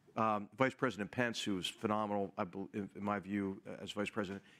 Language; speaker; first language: English; native; English